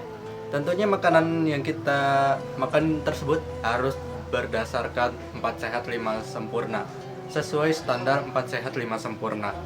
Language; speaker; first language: Indonesian; native; Indonesian